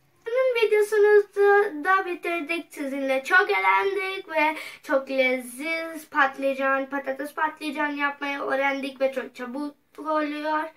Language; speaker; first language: Turkish; non-native, learner; Urdu